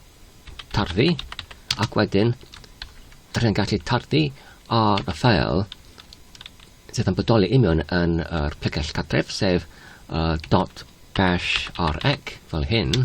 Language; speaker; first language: Welsh; non-native, learner; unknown